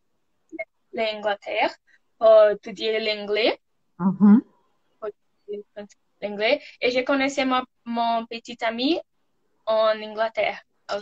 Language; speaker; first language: French; non-native, learner; Portuguese